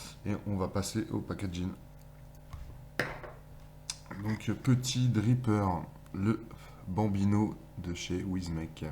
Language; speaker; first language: French; native; French